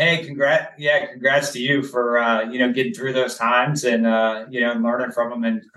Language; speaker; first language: English; native; English